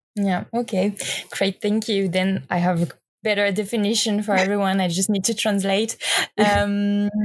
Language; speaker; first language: English; non-native, fluent; French